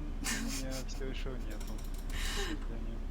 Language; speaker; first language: Russian; non-native, learner; English